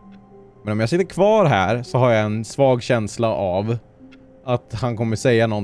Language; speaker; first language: Swedish; native; Swedish